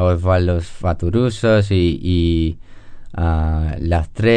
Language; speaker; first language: Spanish; non-native, learner; English